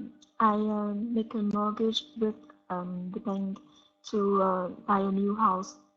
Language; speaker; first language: English; non-native, learner; Vietnamese